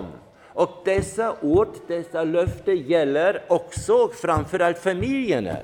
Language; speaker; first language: Swedish; non-native, fluent; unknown